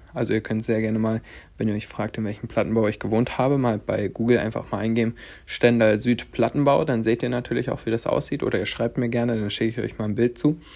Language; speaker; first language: German; native; German